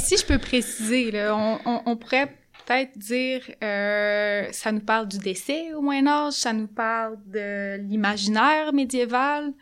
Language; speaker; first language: French; native; French